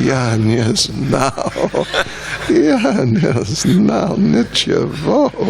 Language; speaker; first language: Russian; non-native, learner; English